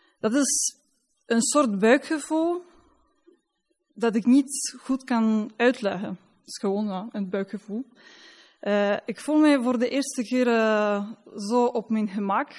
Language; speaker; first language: Dutch; non-native, fluent; Polish